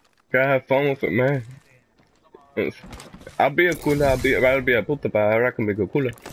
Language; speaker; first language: English; native; English